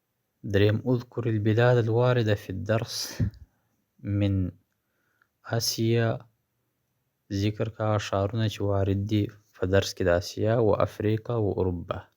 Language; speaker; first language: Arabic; non-native, fluent; Pashto